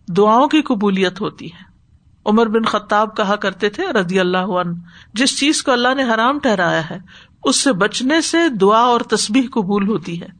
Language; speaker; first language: Urdu; native; Urdu